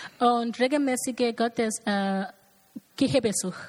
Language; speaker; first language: German; non-native, learner; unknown